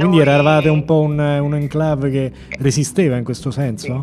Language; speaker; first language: Italian; native; Italian